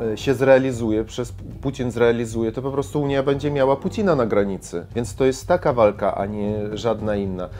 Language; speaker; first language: Polish; non-native, fluent; Ukrainian